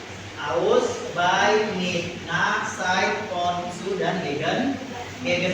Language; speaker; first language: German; non-native, fluent; Indonesian